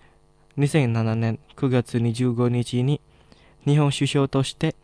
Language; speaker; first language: Japanese; non-native, fluent; Indonesian